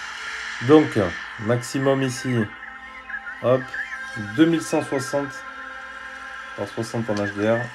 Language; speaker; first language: French; native; French